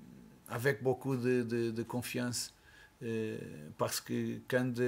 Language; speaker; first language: French; non-native, learner; Portuguese